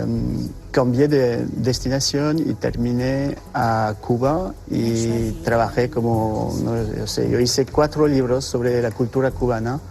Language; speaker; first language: Spanish; non-native, fluent; French